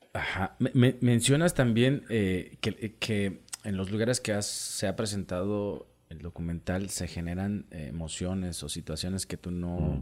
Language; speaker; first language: Spanish; native; Spanish